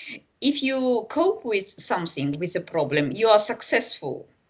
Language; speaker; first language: English; non-native, fluent; Russian